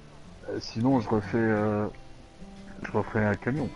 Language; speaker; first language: French; native; French